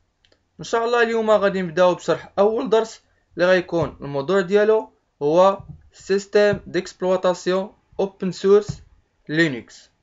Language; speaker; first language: Arabic; native; Arabic